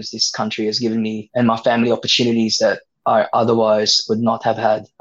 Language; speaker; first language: English; native; English